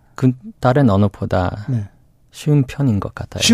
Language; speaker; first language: Korean; non-native, fluent; English